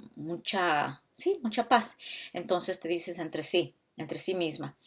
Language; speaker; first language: Spanish; early bilingual, other home language; English